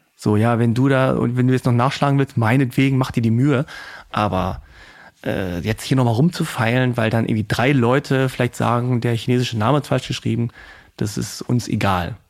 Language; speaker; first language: German; native; German